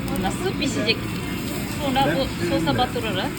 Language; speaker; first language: Turkish; non-native, learner; Japanese